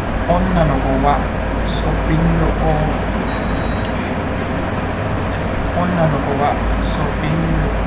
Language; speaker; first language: Japanese; non-native, learner; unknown